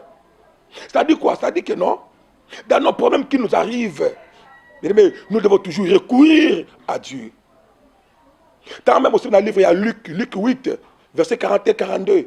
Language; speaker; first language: French; non-native, local second language; Lingala